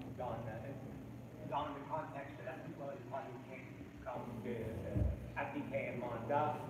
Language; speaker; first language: French; non-native, fluent; English